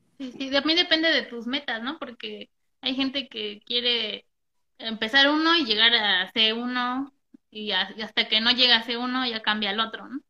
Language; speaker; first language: Spanish; native; Spanish